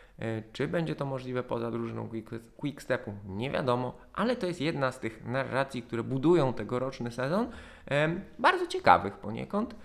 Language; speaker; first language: Polish; native; Polish